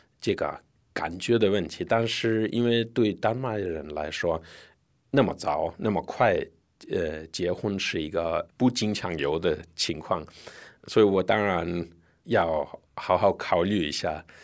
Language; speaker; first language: Chinese; non-native, fluent; Danish